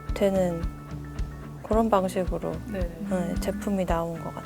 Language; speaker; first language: Korean; native; Korean